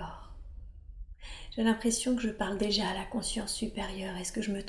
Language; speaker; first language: French; native; French